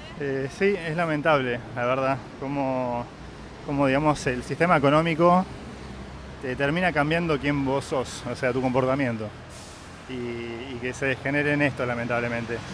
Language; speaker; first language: Spanish; native; Spanish